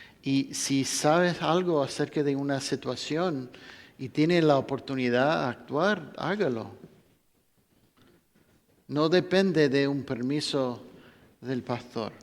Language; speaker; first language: Spanish; non-native, fluent; English